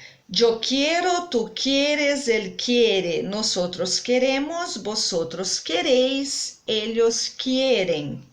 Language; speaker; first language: Spanish; non-native, fluent; Portuguese